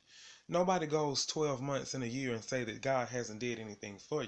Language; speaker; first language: English; native; English